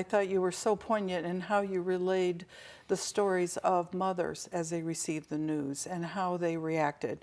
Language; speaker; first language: English; native; English